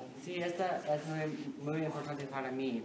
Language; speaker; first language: Spanish; non-native, learner; English